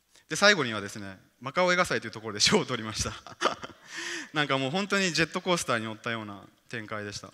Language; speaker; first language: Japanese; native; Japanese